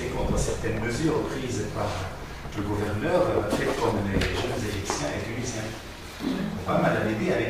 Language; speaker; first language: French; non-native, fluent; Arabic